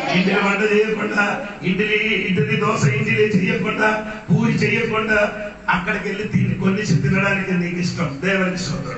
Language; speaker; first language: Telugu; non-native, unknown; Malayalam